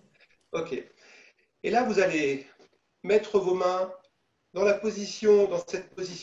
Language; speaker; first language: French; native; French